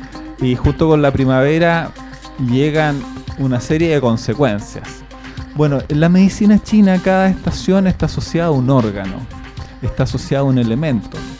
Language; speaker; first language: Spanish; native; Spanish